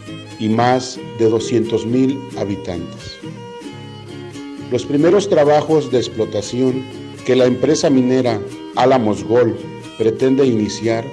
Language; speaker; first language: Spanish; native; Spanish